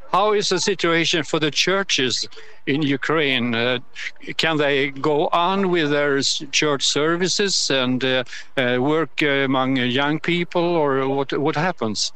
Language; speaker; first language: English; non-native, learner; Swedish